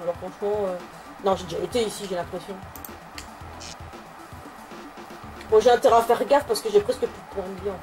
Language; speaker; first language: French; native; French